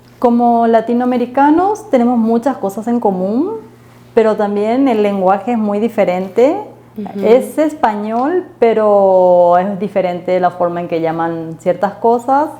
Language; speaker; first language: Spanish; native; Spanish